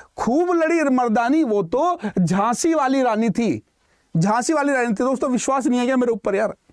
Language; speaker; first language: Hindi; native; Hindi